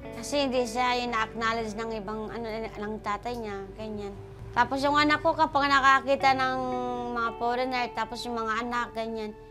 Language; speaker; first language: Filipino; native; Filipino